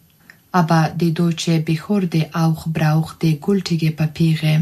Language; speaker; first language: German; non-native, learner; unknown